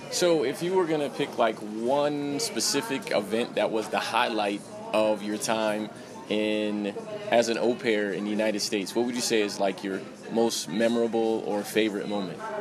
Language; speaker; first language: English; native; English